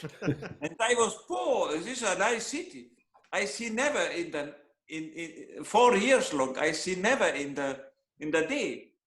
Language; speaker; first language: English; non-native, learner; Hungarian